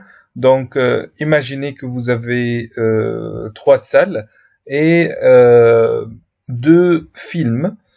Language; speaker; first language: French; non-native, fluent; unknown